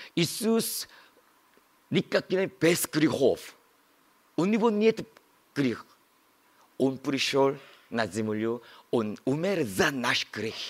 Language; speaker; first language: Russian; non-native, learner; Korean